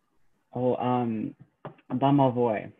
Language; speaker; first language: Russian; non-native, learner; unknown